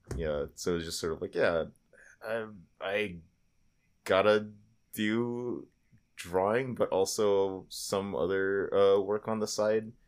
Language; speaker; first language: English; early bilingual, other home language; Filipino